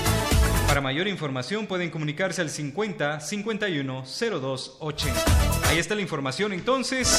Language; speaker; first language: Spanish; native; Spanish